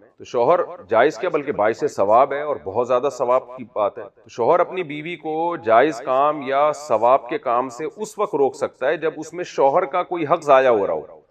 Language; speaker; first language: Urdu; native; Urdu